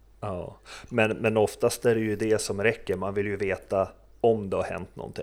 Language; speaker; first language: Swedish; native; Swedish